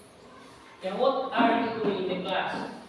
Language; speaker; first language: English; non-native, learner; Indonesian